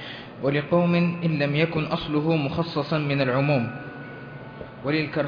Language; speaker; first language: Arabic; native; Arabic